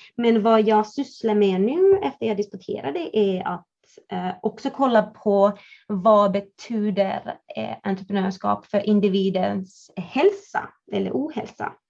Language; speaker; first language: Swedish; non-native, fluent; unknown